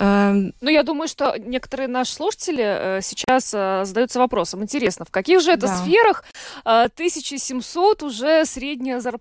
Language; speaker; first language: Russian; native; Russian